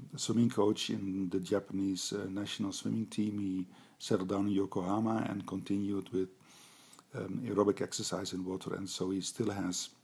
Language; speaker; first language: English; non-native, fluent; Dutch